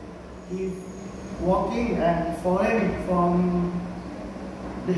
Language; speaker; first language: English; non-native, learner; Thai